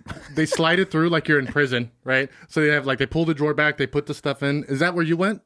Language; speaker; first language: English; native; English